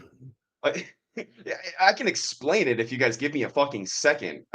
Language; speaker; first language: English; native; English